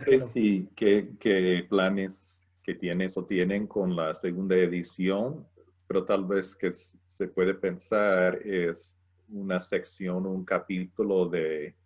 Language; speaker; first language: Spanish; non-native, fluent; English